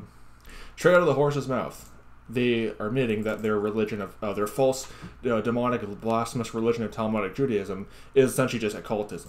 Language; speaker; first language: English; native; English